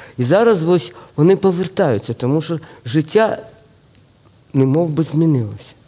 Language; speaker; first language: Ukrainian; non-native, local second language; Russian